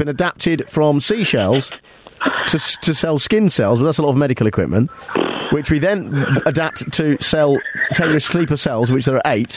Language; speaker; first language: English; native; English